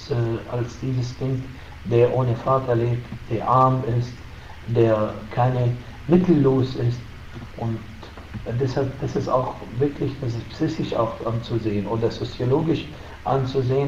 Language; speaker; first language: German; non-native, fluent; Arabic